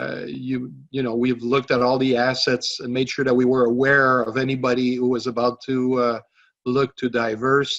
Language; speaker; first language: English; non-native, local second language; French